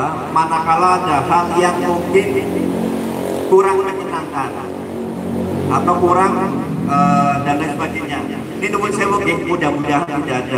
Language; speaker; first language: Indonesian; native; Indonesian